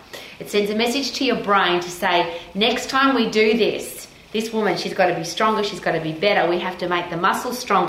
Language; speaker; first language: English; native; English